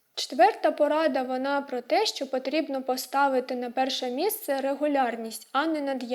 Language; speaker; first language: Ukrainian; non-native, local second language; Russian